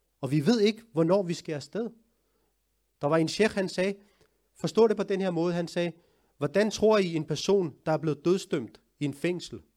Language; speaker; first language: Danish; early bilingual, other home language; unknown